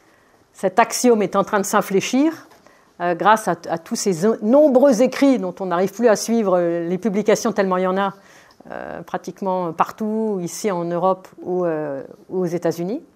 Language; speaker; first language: French; native; French